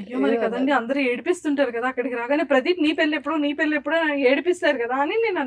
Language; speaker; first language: Telugu; native; Telugu